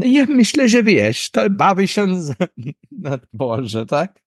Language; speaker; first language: Polish; non-native, learner; English